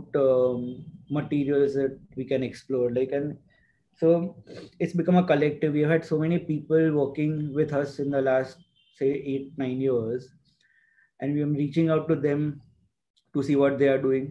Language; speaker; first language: English; non-native, local second language; Gujarati